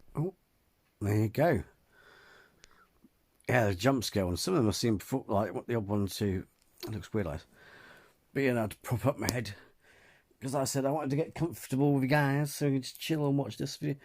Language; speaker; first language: English; native; English